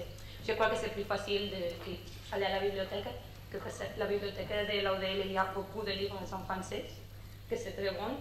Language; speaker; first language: French; non-native, learner; Catalan